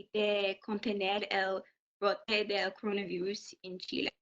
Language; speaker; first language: Spanish; non-native, learner; English